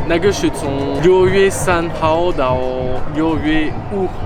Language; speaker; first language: Chinese; non-native, learner; French